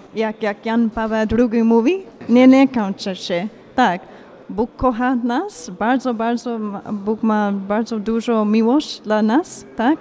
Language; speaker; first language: Polish; non-native, learner; Bulgarian